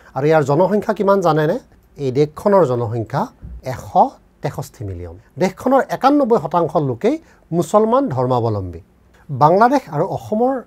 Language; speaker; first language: Assamese; native; Assamese